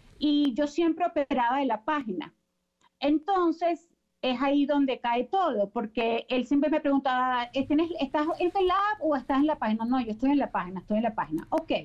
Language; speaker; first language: Spanish; native; Spanish